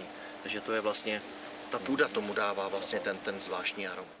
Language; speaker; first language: Czech; native; Czech